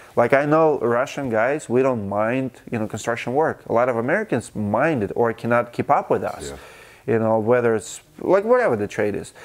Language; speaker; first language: English; non-native, fluent; Russian